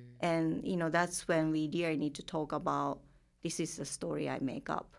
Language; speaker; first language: English; non-native, fluent; Japanese